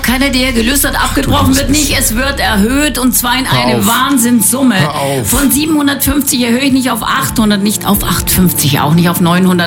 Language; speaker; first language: German; native; German